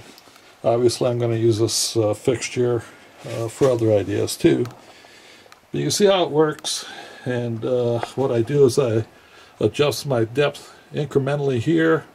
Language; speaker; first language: English; native; English